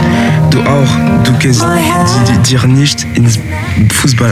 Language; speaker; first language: German; non-native, learner; French